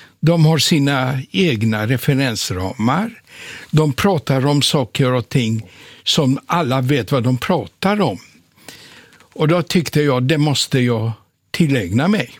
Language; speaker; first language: Swedish; non-native, fluent; Polish